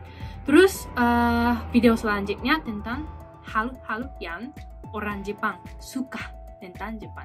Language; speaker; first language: Indonesian; non-native, fluent; Japanese